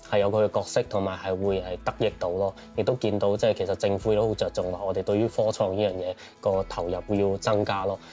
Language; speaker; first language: Cantonese; early bilingual, other home language; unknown